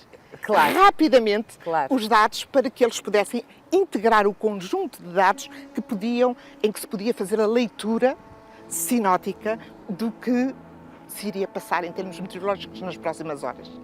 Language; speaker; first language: Portuguese; native; Portuguese